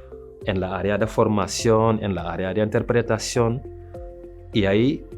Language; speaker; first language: Spanish; non-native, local second language; French